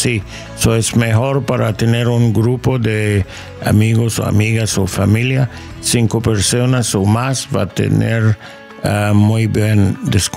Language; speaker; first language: Spanish; non-native, learner; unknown